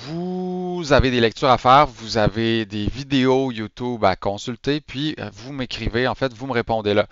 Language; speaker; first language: French; native; French